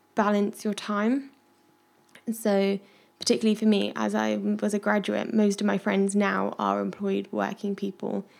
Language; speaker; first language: English; native; English